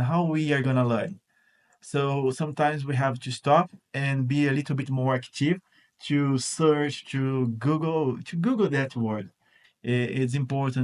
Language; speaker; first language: English; non-native, fluent; Portuguese